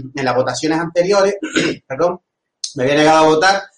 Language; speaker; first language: Spanish; native; Spanish